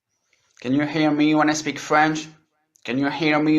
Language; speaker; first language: English; non-native, learner; French